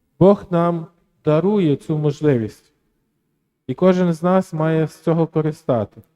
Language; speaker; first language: Ukrainian; native; Ukrainian